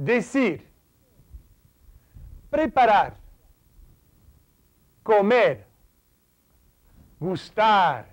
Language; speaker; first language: Spanish; non-native, fluent; English